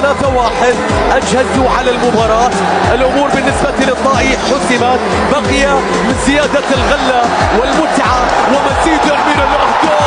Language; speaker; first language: Arabic; native; Arabic